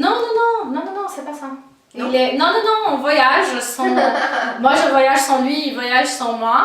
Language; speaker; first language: French; non-native, fluent; Portuguese